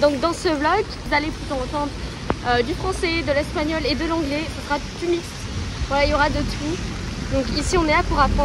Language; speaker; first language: French; native; French